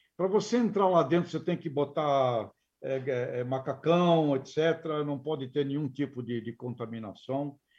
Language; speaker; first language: Portuguese; native; Portuguese